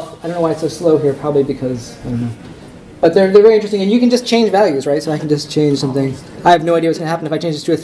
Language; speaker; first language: English; native; English